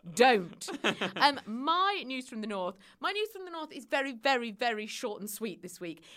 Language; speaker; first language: English; native; English